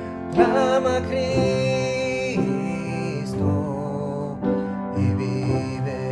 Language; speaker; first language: Spanish; non-native, fluent; English